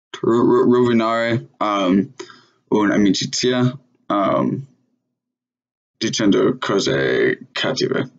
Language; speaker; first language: Italian; non-native, learner; English